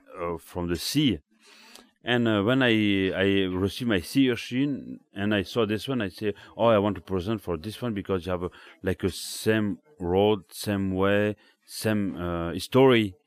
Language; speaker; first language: English; non-native, learner; French